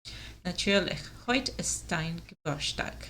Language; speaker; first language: German; non-native, learner; English